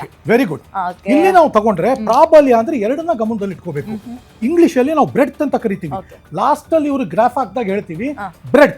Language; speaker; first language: Kannada; native; Kannada